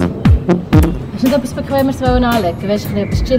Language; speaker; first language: German; early bilingual, other home language; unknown